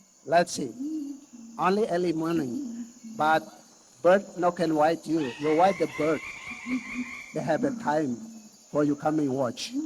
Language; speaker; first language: English; non-native, learner; Indonesian